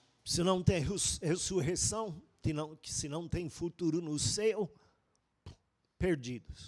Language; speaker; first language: Portuguese; non-native, fluent; English